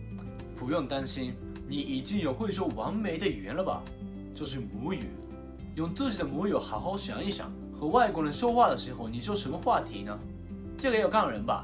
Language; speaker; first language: Chinese; non-native, fluent; Japanese